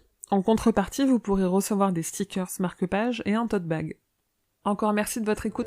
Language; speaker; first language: French; native; French